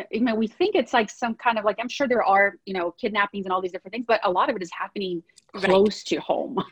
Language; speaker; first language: English; early bilingual, other home language; Portuguese